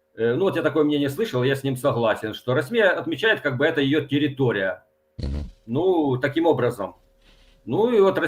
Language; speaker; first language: Russian; native; Russian